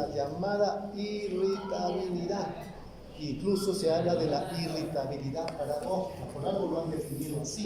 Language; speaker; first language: Spanish; native; Spanish